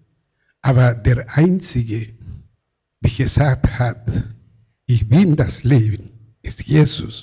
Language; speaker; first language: German; non-native, fluent; Spanish